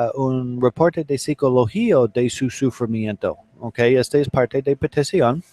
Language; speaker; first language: Spanish; non-native, learner; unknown